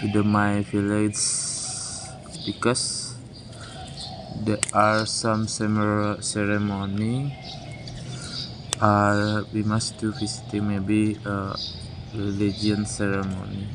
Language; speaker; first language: English; non-native, learner; Indonesian